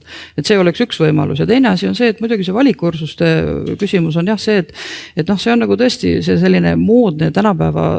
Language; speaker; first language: Estonian; native; Estonian